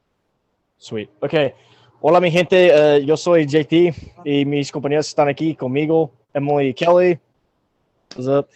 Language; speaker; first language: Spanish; non-native, fluent; English